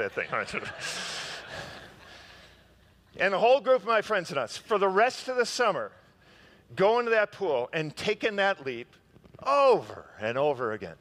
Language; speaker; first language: English; native; English